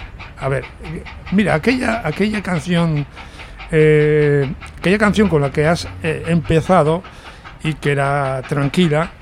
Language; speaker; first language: Spanish; native; Spanish